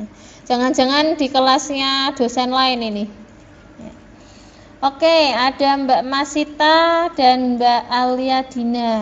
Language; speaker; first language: Indonesian; native; Indonesian